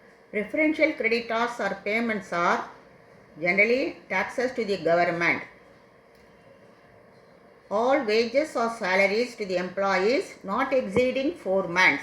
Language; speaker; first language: English; non-native, local second language; Tamil